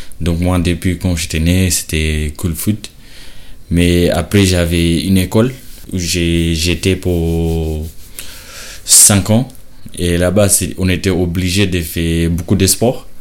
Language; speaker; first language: French; non-native, learner; Shona